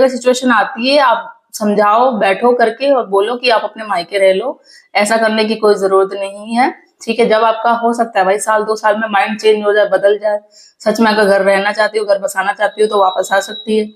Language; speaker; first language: Hindi; native; Hindi